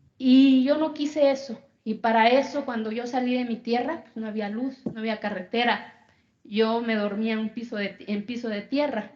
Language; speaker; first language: Spanish; non-native, local second language; Zapotec